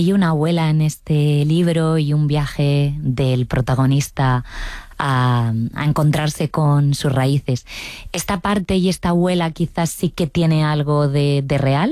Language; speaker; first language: Spanish; native; Spanish